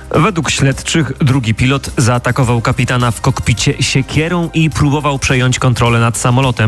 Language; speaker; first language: Polish; native; Polish